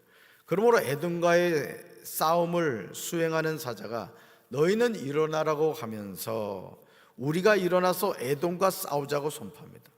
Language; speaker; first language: Korean; native; Korean